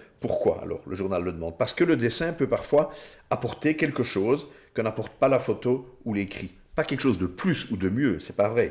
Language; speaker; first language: French; native; French